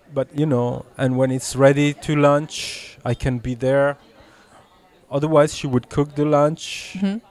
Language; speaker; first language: English; early bilingual, heritage; Italian